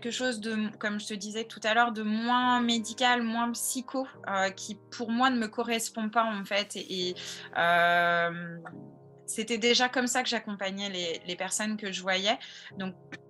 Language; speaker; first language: French; native; French